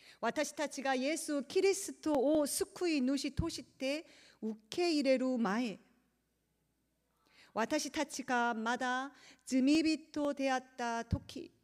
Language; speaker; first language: Japanese; non-native, learner; Korean